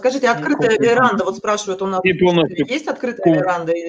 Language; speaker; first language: Russian; native; Russian